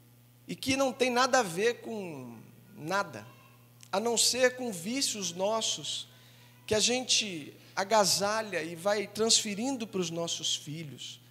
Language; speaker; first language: Portuguese; native; Portuguese